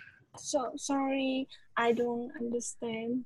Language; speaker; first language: English; non-native, learner; Vietnamese